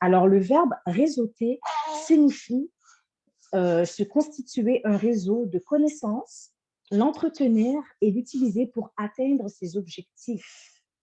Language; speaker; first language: French; native; French